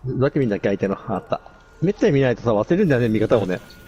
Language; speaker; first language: Japanese; native; Japanese